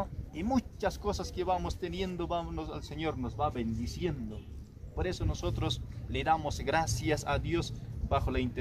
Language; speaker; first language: Spanish; native; Spanish